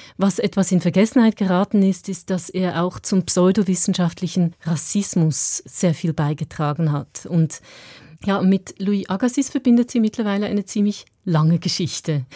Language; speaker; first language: German; native; German